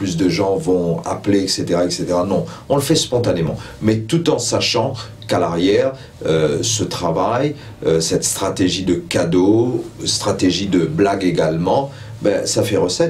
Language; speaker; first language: French; non-native, local second language; Morisyen